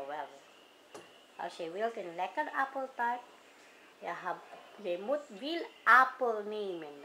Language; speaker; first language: Dutch; non-native, learner; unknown